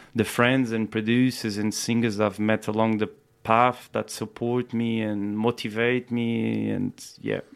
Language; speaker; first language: English; non-native, fluent; Portuguese